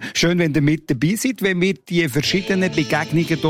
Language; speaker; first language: German; native; German